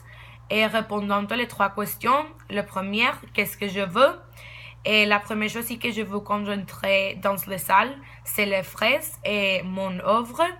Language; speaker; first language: French; non-native, learner; Spanish